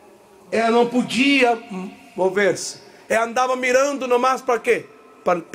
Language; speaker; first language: Portuguese; non-native, learner; Spanish